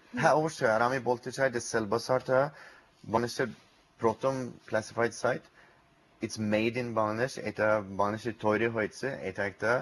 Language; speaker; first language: Bangla; non-native, learner; English